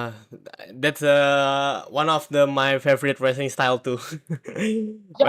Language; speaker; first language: English; non-native, learner; Indonesian